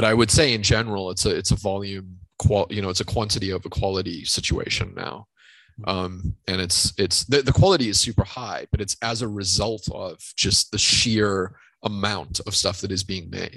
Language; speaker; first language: English; native; English